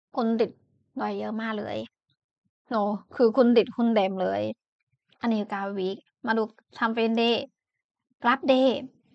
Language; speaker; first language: Thai; non-native, fluent; Chinese